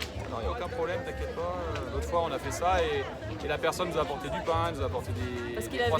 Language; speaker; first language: French; native; French